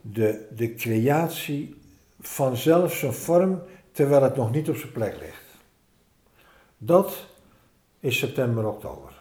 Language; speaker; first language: Dutch; native; Dutch